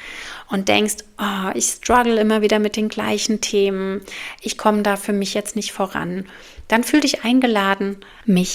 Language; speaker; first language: German; native; German